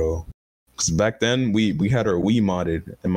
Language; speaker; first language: English; non-native, fluent; French